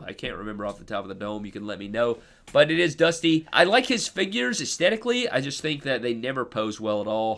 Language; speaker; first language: English; native; English